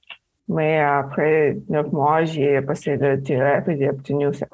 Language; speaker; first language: French; non-native, fluent; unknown